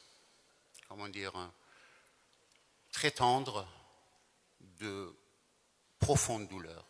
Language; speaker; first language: French; non-native, fluent; Persian